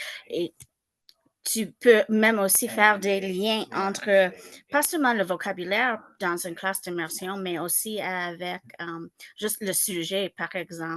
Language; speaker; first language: French; non-native, local second language; English